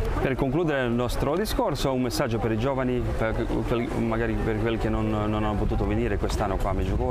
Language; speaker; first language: Italian; non-native, fluent; Croatian